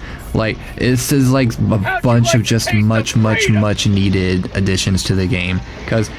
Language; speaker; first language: English; native; English